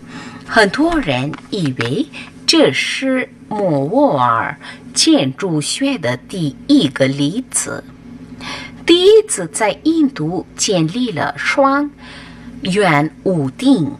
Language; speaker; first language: Chinese; non-native, fluent; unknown